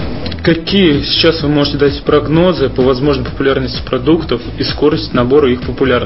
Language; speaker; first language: Russian; native; Russian